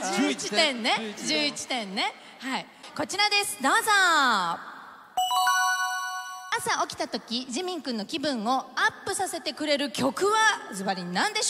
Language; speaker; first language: Japanese; native; Japanese